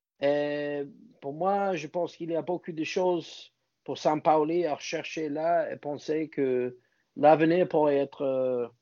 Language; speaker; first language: French; non-native, fluent; English